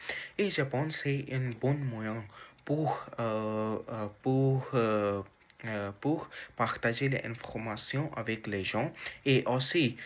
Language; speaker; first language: French; non-native, learner; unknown